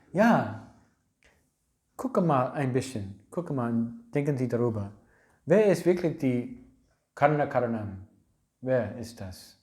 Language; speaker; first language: German; non-native, learner; English